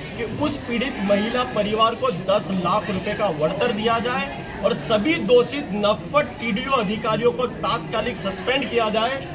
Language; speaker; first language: Hindi; non-native, local second language; Gujarati